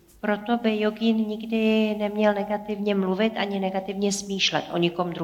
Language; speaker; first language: Czech; native; Czech